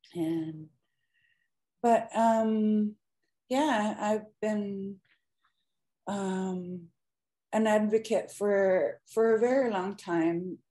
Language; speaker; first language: English; native; English